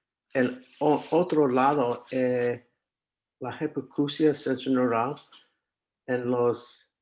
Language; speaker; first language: Spanish; non-native, fluent; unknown